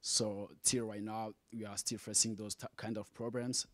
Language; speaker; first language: English; non-native, fluent; Rundi